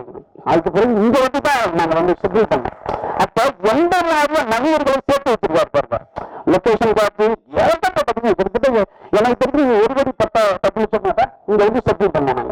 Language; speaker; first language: Tamil; native; Tamil